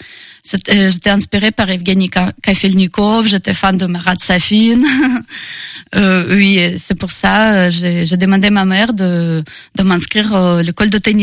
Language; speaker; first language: French; non-native, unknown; Russian